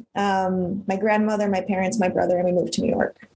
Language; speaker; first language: English; early bilingual, other home language; Russian